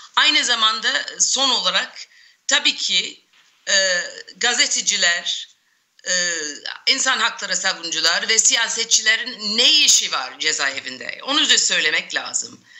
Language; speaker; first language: Turkish; non-native, fluent; English